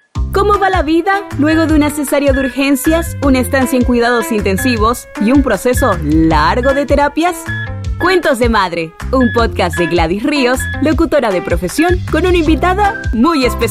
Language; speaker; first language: Spanish; native; Spanish